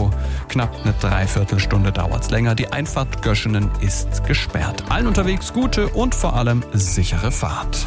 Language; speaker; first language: German; native; German